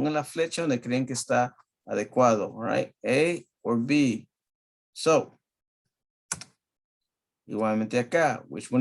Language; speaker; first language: Spanish; early bilingual, heritage; Spanish